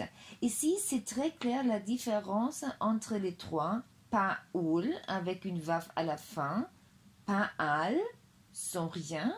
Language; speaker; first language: French; non-native, fluent; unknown